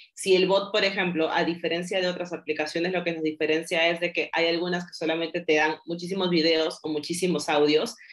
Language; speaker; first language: Spanish; native; Spanish